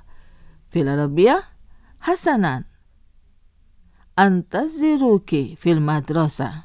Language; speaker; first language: Arabic; non-native, fluent; Indonesian